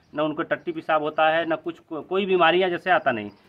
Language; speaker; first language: Hindi; native; Hindi